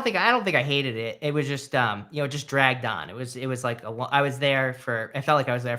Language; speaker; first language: English; native; English